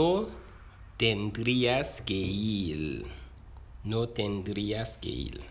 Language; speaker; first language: Spanish; non-native, fluent; Haitian Creole